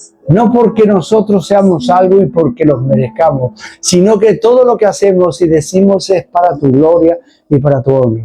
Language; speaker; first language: Spanish; native; Spanish